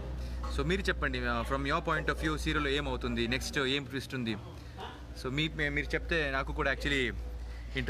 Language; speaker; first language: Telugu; non-native, learner; Arabic